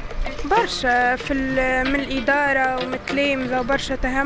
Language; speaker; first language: Arabic; native; Arabic